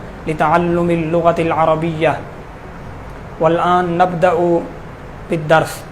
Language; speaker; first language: Arabic; non-native, fluent; Urdu